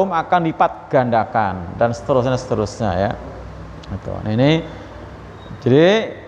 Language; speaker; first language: Indonesian; native; Indonesian